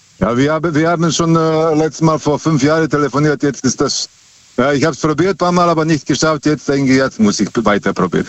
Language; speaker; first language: German; non-native, fluent; Serbian